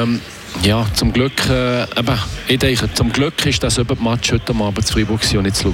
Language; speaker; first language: German; native; German